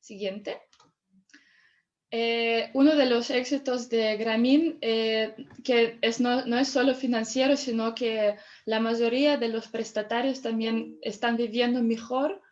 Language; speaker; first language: Spanish; non-native, fluent; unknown